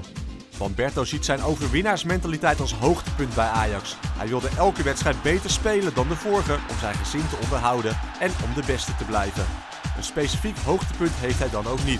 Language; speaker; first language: Dutch; native; Dutch